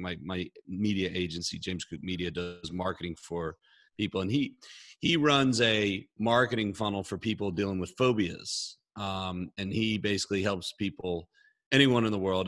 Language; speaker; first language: English; native; English